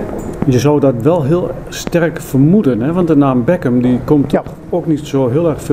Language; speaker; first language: Dutch; native; Dutch